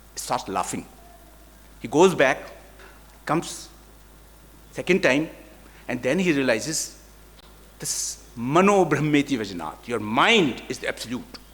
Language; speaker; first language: English; non-native, local second language; Hindi